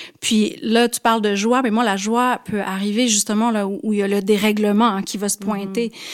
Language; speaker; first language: French; native; French